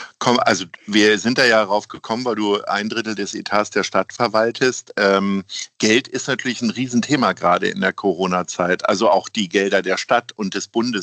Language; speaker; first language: German; native; German